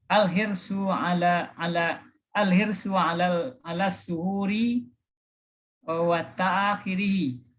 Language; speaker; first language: Arabic; non-native, learner; Indonesian